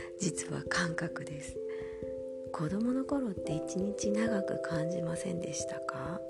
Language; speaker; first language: Japanese; native; Japanese